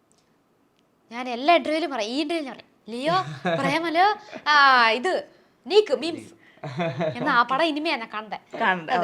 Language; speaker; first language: Malayalam; non-native, local second language; Tamil